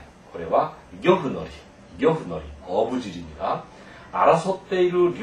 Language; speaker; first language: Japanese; non-native, fluent; Korean